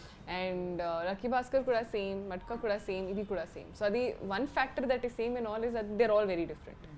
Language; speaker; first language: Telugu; non-native, learner; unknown